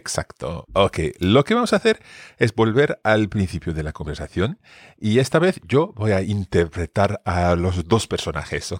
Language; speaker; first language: Spanish; non-native, fluent; English